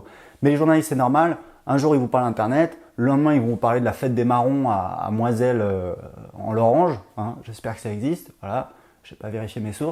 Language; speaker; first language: French; native; French